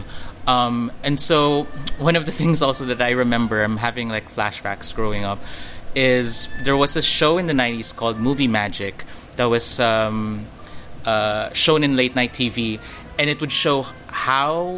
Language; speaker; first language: English; non-native, local second language; Filipino